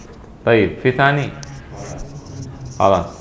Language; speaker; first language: Arabic; non-native, fluent; Indonesian